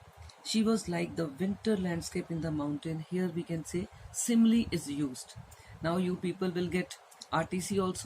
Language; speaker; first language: English; non-native, local second language; Hindi